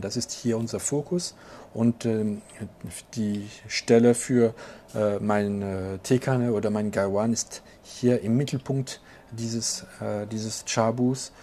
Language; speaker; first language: German; non-native, local second language; French